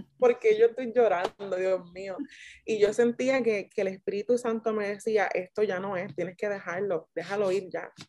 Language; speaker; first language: Spanish; native; Spanish